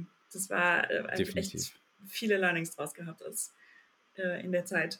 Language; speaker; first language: German; native; German